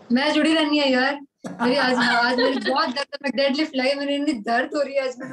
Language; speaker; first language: Hindi; non-native, local second language; Punjabi